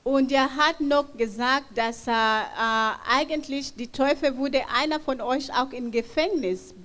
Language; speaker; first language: German; non-native, fluent; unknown